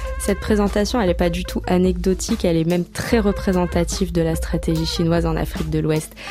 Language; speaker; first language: French; native; French